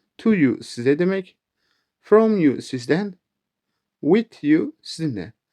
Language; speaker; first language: English; non-native, learner; Turkish